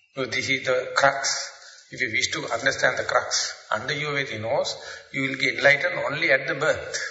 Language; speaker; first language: English; non-native, local second language; Sinhala